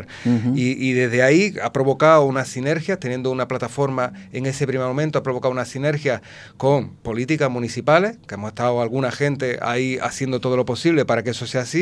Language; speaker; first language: Spanish; native; Spanish